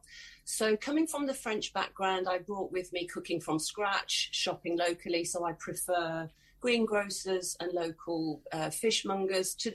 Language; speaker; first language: English; native; English